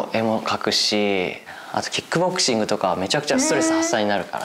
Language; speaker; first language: Japanese; native; Japanese